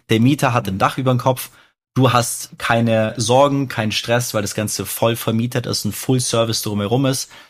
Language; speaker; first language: German; early bilingual, other home language; Russian